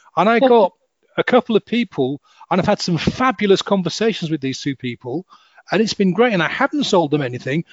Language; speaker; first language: English; native; English